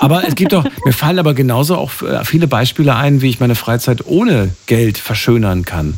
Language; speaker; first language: German; native; German